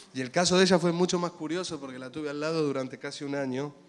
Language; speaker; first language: Spanish; native; Spanish